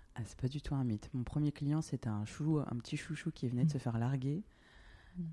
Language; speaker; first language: French; native; French